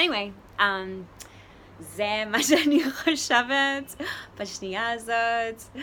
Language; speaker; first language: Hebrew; non-native, learner; English